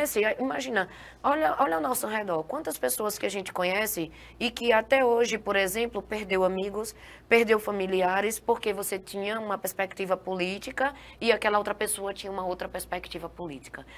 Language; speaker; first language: Portuguese; native; Portuguese